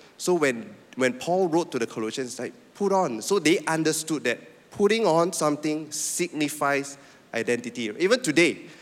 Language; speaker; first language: English; non-native, local second language; Min Nan Chinese